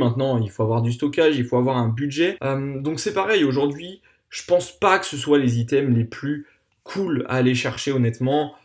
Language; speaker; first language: French; native; French